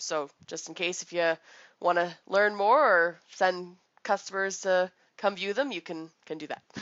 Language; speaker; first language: English; native; English